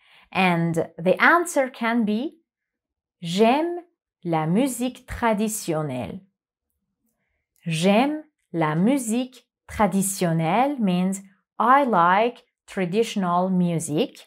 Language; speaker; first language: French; non-native, fluent; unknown